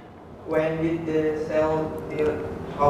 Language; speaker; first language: English; non-native, learner; Indonesian